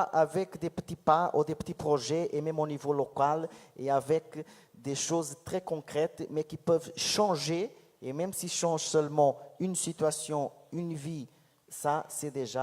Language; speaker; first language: French; non-native, fluent; Portuguese